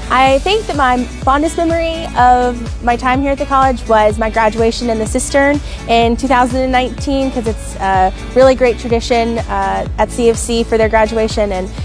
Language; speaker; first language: English; native; English